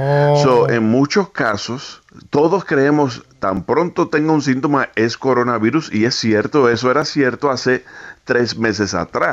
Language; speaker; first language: Spanish; early bilingual, heritage; Spanish